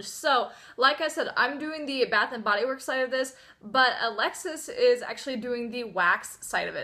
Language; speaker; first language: English; native; English